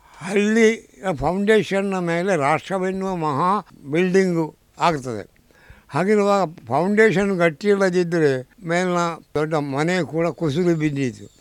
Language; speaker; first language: Kannada; non-native, local second language; Tulu